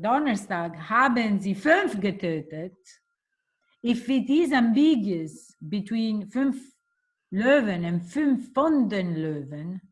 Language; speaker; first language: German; non-native, learner; Italian